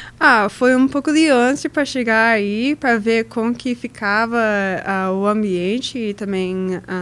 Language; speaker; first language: Portuguese; non-native, learner; English